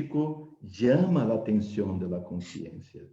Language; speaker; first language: Spanish; non-native, fluent; Portuguese